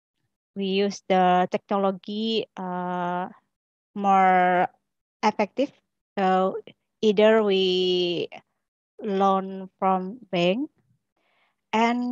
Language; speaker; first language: English; non-native, learner; Indonesian